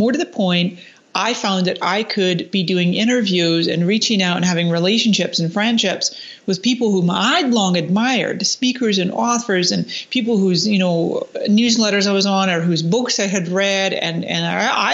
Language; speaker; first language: English; native; English